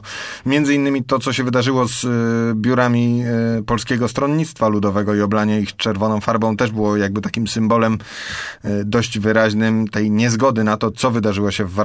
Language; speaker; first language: Polish; native; Polish